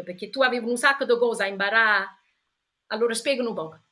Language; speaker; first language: Italian; early bilingual, heritage; English